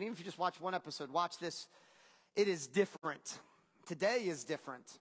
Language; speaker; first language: English; native; English